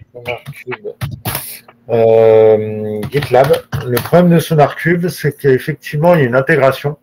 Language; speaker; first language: French; native; French